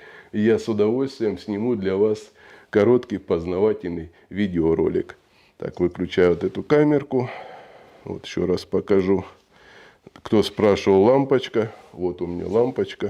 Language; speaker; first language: Russian; native; Russian